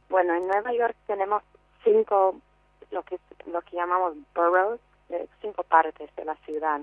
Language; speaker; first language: Spanish; non-native, fluent; English